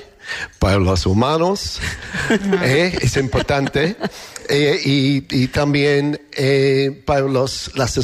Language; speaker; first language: Spanish; non-native, learner; English